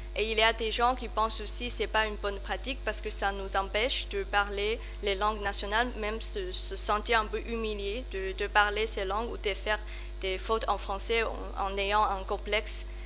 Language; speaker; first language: French; non-native, fluent; Chinese